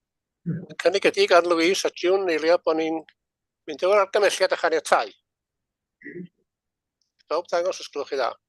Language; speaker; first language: Welsh; native; Welsh